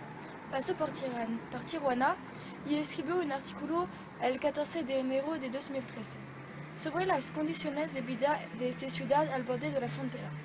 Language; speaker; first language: Spanish; non-native, learner; French